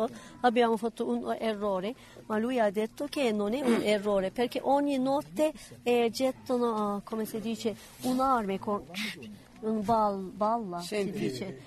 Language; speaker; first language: Italian; non-native, learner; Kurdish